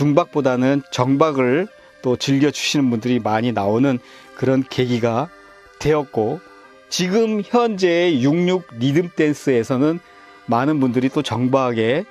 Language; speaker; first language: Korean; native; Korean